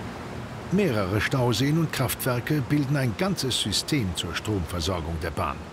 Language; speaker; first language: German; native; German